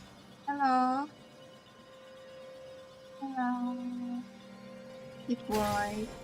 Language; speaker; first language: English; non-native, learner; Vietnamese